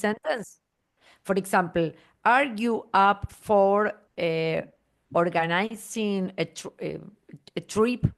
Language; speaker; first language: English; non-native, learner; Spanish